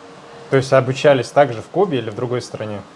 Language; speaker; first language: Russian; native; Russian